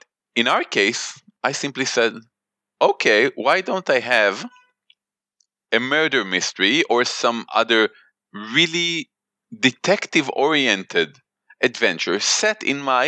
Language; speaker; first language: English; non-native, fluent; Hebrew